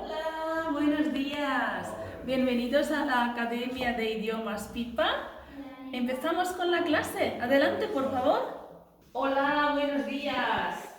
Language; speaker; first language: Spanish; non-native, fluent; Estonian